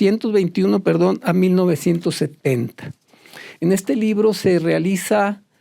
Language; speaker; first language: Spanish; native; Spanish